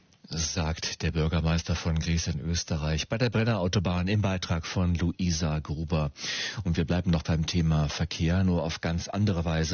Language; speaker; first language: German; native; German